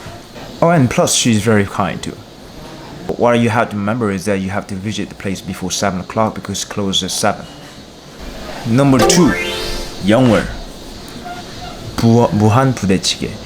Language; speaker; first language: English; non-native, learner; Korean